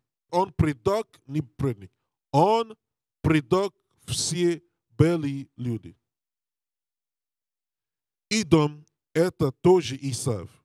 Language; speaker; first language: Russian; non-native, learner; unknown